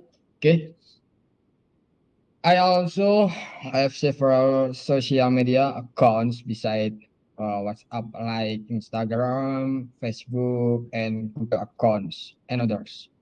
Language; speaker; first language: English; non-native, learner; Indonesian